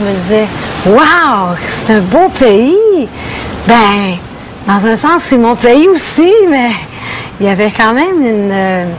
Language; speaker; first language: French; early bilingual, other home language; Italian